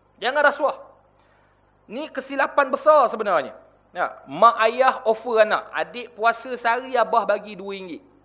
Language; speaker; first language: Malay; native; Malay